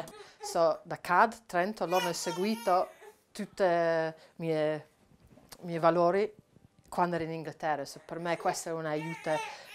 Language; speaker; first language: Italian; non-native, learner; English